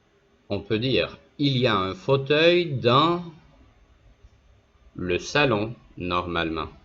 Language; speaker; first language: French; non-native, fluent; Spanish